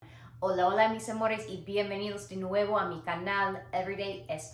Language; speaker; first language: Spanish; non-native, fluent; English